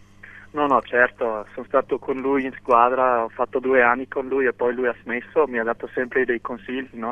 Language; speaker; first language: Italian; non-native, local second language; German